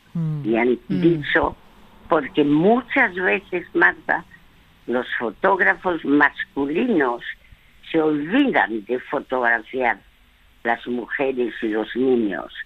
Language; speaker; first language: Spanish; early bilingual, other home language; French